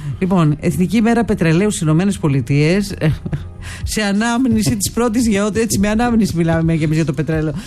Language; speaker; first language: Greek; native; Greek